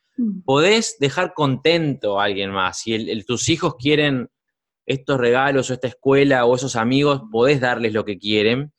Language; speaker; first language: Spanish; native; Spanish